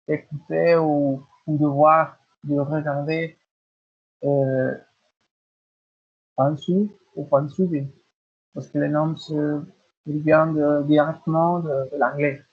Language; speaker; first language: French; non-native, learner; Spanish